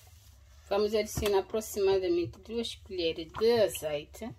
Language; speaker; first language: Portuguese; non-native, local second language; Upper Guinea Crioulo